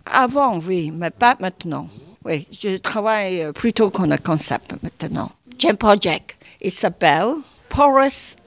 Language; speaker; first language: French; non-native, learner; Chinese